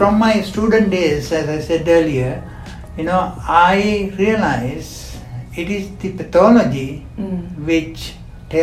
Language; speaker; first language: English; non-native, local second language; Sinhala